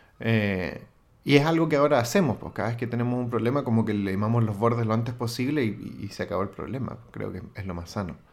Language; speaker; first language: Spanish; native; Spanish